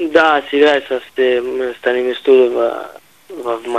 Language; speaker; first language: Bulgarian; non-native, learner; Hebrew